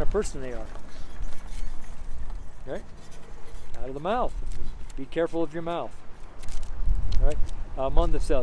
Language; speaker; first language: English; native; English